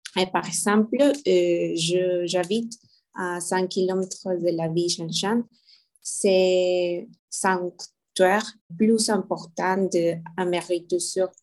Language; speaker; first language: French; non-native, learner; Spanish